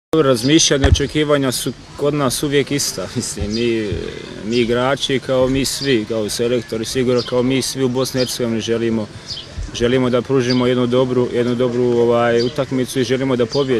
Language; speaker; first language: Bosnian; early bilingual, heritage; Bosnian